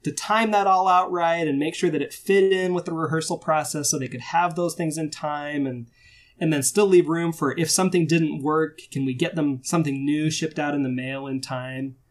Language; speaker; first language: English; native; English